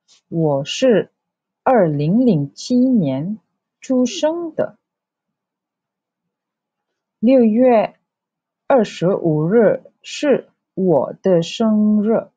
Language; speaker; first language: Chinese; non-native, local second language; Malay